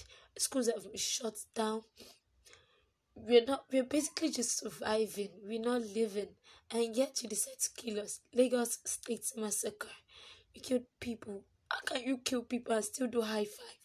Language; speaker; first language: English; non-native, local second language; Yoruba